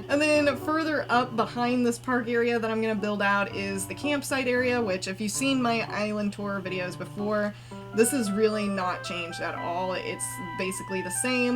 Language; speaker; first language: English; native; English